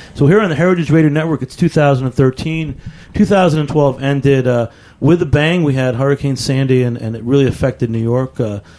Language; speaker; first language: English; native; English